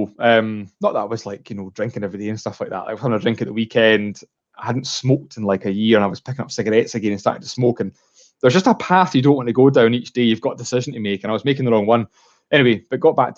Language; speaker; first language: English; native; English